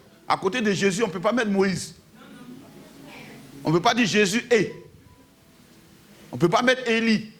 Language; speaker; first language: French; native; French